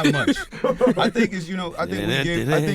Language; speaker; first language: English; native; English